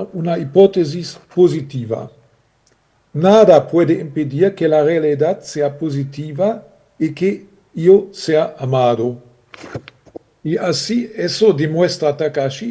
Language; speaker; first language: Spanish; non-native, fluent; German